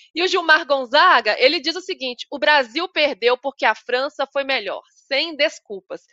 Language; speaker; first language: Portuguese; native; Portuguese